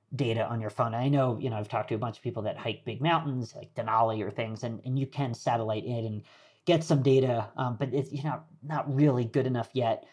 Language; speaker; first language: English; native; English